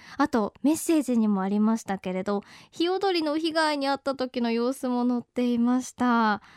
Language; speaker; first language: Japanese; native; Japanese